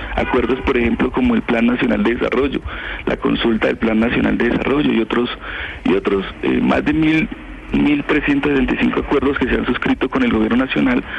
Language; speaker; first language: Spanish; native; Spanish